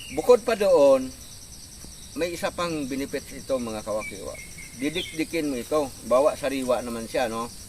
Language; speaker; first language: Filipino; non-native, local second language; Hiligaynon